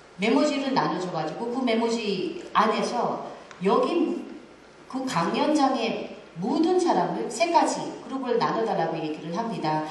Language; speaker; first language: Korean; non-native, fluent; Filipino